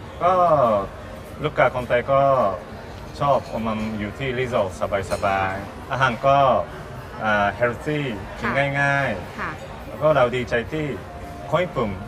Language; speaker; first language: Thai; non-native, learner; Japanese